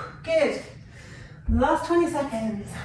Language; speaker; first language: English; native; English